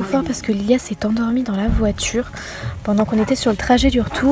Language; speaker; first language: French; native; French